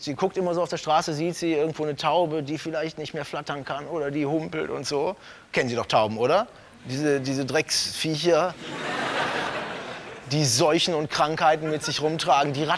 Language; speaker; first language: German; native; German